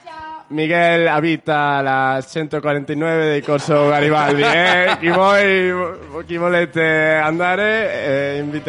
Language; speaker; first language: Italian; non-native, learner; Spanish